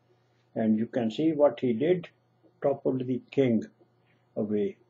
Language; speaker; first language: English; non-native, local second language; Punjabi